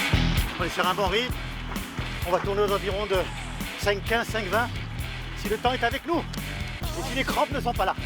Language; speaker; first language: French; native; French